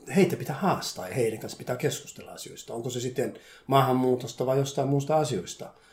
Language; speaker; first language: Finnish; non-native, fluent; Somali